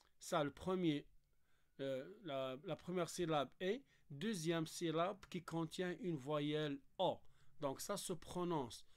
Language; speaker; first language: French; non-native, local second language; Arabic